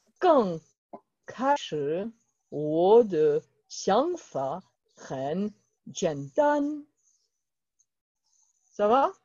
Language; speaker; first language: Chinese; non-native, learner; French